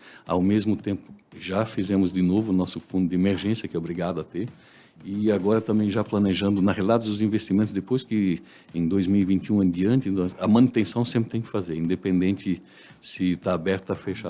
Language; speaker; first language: Portuguese; native; Portuguese